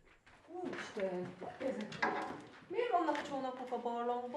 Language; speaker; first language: Hungarian; non-native, learner; Korean